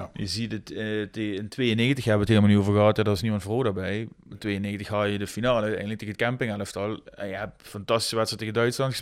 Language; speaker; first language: Dutch; native; Dutch